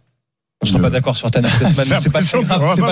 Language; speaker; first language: French; native; French